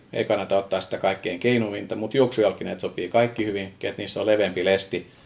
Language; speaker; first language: Finnish; non-native, fluent; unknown